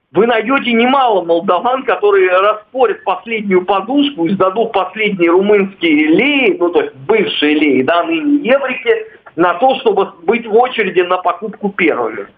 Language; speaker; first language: Russian; native; Russian